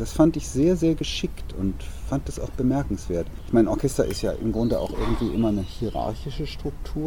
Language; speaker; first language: German; native; German